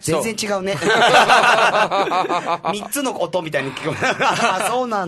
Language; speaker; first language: Japanese; native; Japanese